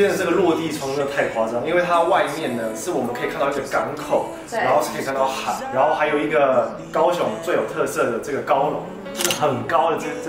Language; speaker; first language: Chinese; native; Chinese